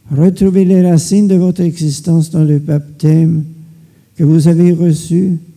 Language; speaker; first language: French; non-native, fluent; German